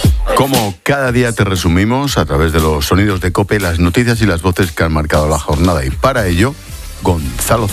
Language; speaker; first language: Spanish; native; Spanish